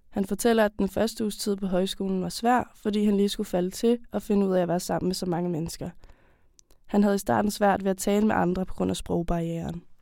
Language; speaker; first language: Danish; native; Danish